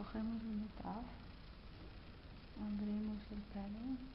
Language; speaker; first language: Spanish; non-native, fluent; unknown